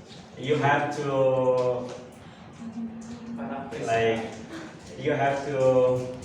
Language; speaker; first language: English; non-native, learner; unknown